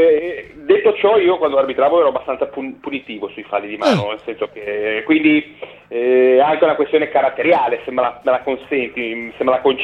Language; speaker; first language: Italian; native; Italian